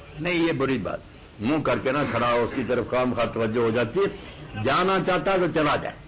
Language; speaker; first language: Urdu; non-native, local second language; Punjabi